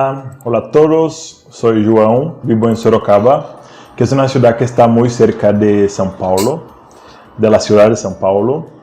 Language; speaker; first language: Spanish; non-native, fluent; Portuguese